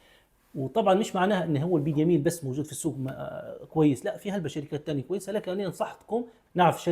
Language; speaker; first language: Arabic; native; Arabic